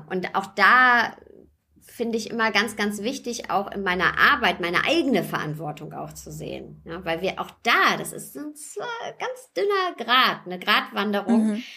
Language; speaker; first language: German; early bilingual, other home language; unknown